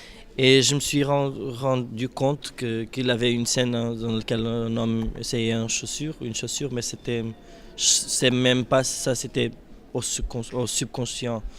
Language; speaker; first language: French; non-native, fluent; Portuguese